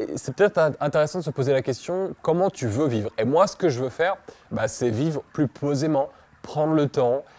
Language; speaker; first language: French; native; French